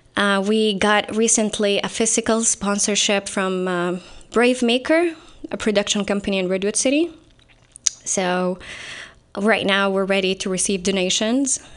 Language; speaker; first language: English; non-native, fluent; Arabic